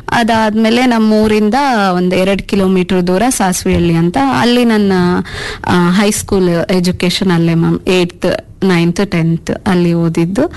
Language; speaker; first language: Kannada; non-native, local second language; Urdu